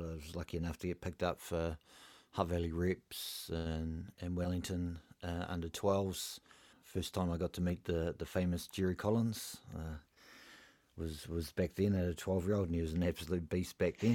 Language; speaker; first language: English; native; English